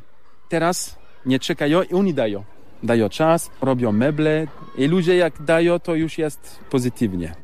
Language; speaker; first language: Polish; non-native, learner; French